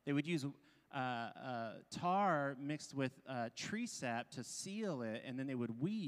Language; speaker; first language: English; native; English